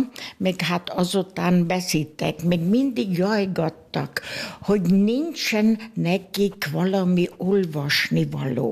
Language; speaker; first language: Hungarian; early bilingual, heritage; Hungarian